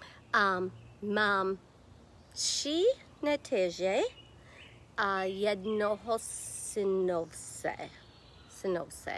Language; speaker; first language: Czech; non-native, learner; English